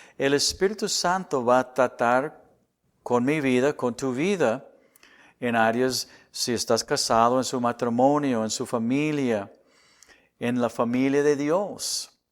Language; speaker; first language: Spanish; non-native, fluent; English